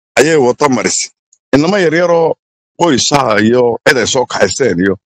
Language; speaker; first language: Somali; native; Somali